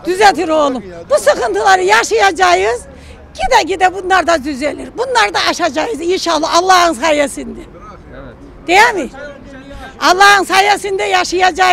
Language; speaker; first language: Turkish; native; Turkish